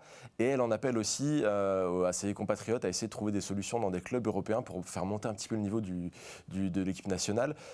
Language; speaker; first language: French; native; French